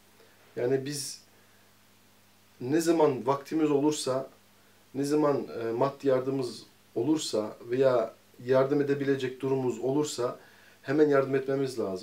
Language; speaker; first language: Turkish; early bilingual, heritage; Turkish